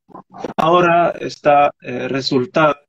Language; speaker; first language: Spanish; non-native, learner; Arabic